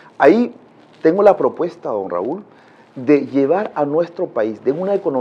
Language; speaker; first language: Spanish; non-native, local second language; Shipibo-Conibo